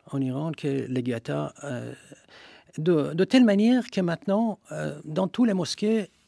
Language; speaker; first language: French; non-native, fluent; Persian